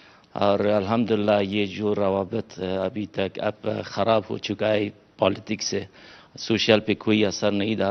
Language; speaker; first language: Hindi; non-native, fluent; Persian